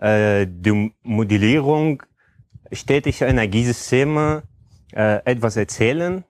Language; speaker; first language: German; non-native, fluent; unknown